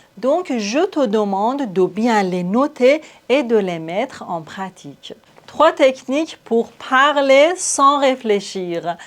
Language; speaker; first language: French; non-native, fluent; Persian